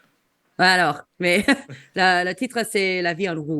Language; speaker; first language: French; non-native, fluent; English